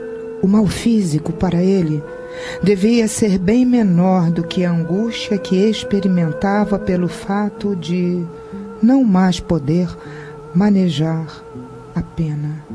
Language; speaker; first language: Portuguese; native; Portuguese